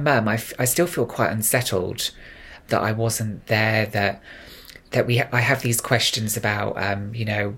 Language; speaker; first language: English; native; English